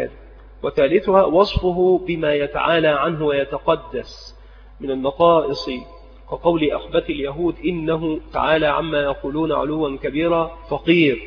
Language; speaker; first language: Arabic; native; Arabic